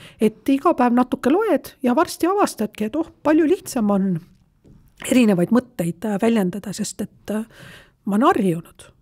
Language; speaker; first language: Estonian; native; Estonian